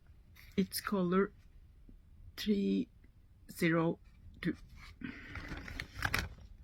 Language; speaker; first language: English; non-native, learner; Norwegian